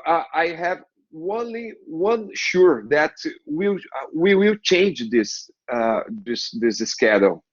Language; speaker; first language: English; non-native, learner; Portuguese